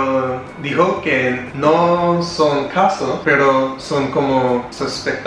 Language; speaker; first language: Spanish; non-native, learner; English